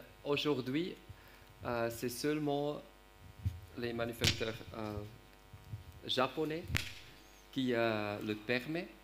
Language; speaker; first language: French; non-native, learner; German